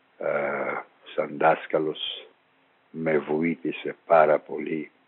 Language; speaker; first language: Greek; non-native, fluent; Persian